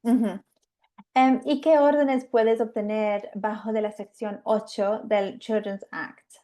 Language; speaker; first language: Spanish; non-native, fluent; English